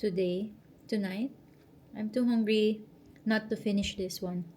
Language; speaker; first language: English; non-native, local second language; Filipino